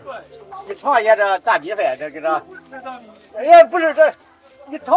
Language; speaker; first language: Chinese; native; Chinese